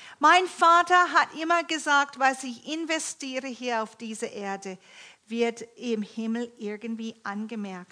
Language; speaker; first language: German; non-native, fluent; English